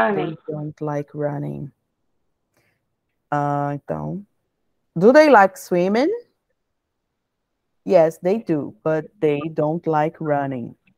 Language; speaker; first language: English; non-native, fluent; Portuguese